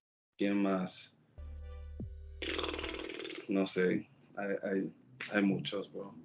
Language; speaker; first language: Spanish; non-native, learner; English